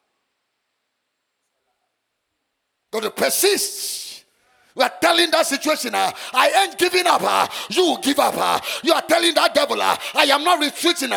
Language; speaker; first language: English; non-native, local second language; Akan